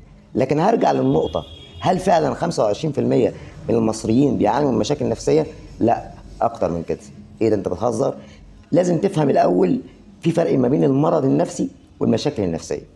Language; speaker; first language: Arabic; native; Arabic